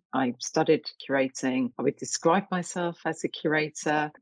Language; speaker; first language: English; native; English